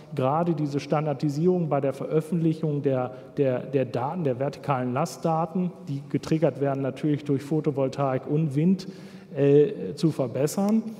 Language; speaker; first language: German; native; German